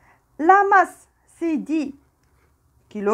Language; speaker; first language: French; non-native, local second language; Arabic